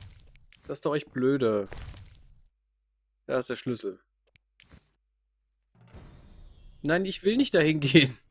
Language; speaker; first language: German; native; German